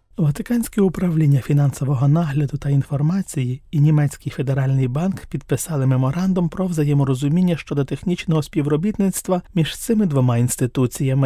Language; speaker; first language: Ukrainian; native; Ukrainian